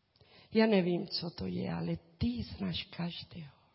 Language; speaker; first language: Czech; non-native, learner; Spanish